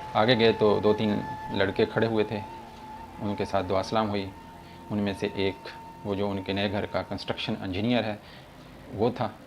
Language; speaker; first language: Urdu; non-native, local second language; Punjabi